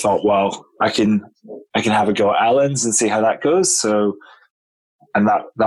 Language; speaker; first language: English; native; English